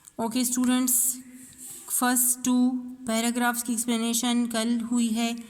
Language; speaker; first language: Urdu; non-native, local second language; Pashto